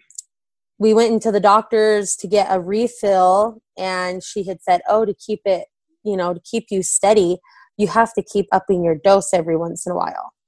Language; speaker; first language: English; native; English